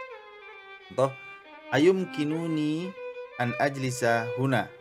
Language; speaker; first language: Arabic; non-native, fluent; Indonesian